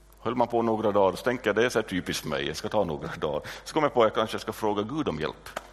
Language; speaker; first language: Swedish; native; Swedish